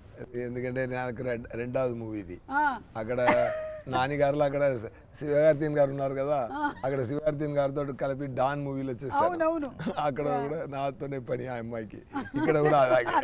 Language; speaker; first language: Telugu; non-native, learner; Tamil